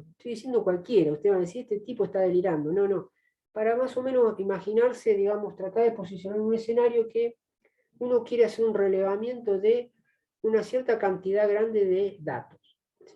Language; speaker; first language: Spanish; native; Spanish